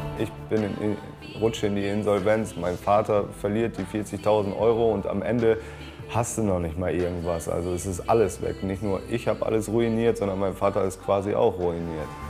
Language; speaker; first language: German; early bilingual, other home language; Polish